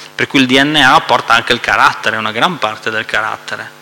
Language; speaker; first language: Italian; native; Italian